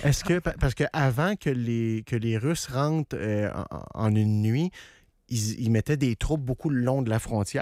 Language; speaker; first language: French; native; French